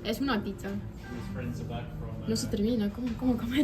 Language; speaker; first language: Spanish; non-native, fluent; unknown